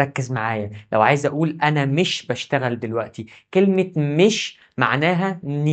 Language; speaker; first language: Arabic; native; Arabic